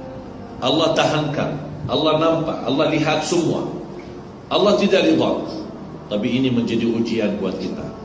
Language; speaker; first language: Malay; non-native, fluent; Arabic